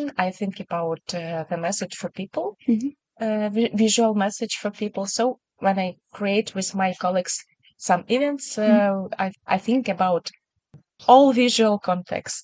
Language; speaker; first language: English; non-native, learner; Ukrainian